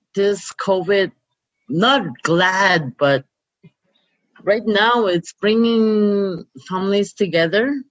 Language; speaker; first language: English; non-native, fluent; Cree